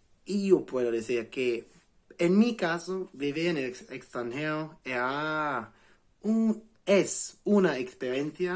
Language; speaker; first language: Spanish; non-native, fluent; English